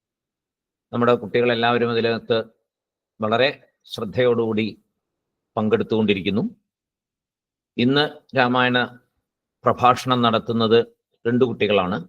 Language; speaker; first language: Malayalam; native; Malayalam